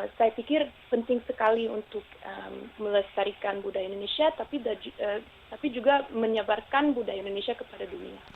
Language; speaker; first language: Indonesian; early bilingual, heritage; Indonesian